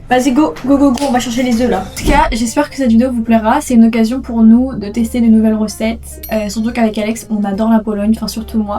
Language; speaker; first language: French; native; French